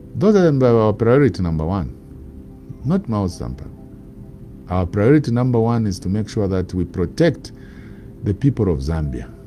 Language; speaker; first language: English; non-native, local second language; Bemba